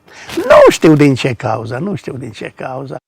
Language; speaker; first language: Romanian; non-native, local second language; Ukrainian